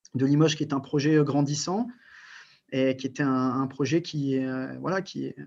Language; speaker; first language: French; early bilingual, other home language; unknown